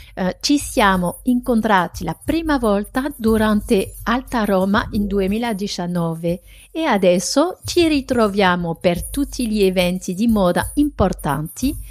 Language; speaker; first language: Italian; non-native, fluent; French